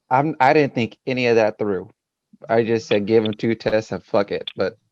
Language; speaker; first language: English; native; English